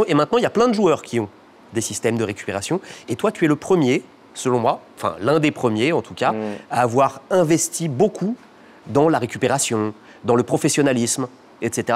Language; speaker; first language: French; native; French